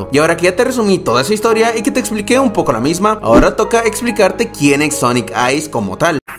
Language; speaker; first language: Spanish; native; Spanish